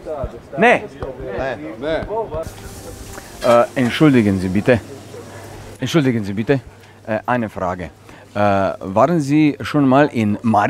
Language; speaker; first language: German; non-native, learner; Slovenian